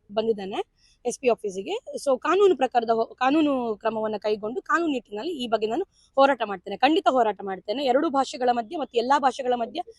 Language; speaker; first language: Kannada; non-native, local second language; Tulu